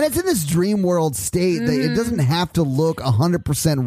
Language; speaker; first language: English; native; English